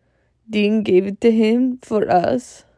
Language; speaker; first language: English; native; English